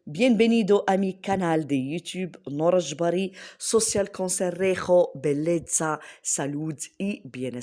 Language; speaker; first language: Spanish; non-native, learner; Arabic